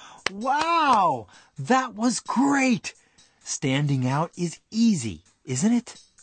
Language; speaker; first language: English; native; English